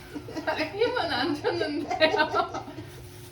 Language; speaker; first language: Korean; non-native, learner; Russian